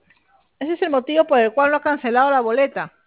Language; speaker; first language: Spanish; native; Spanish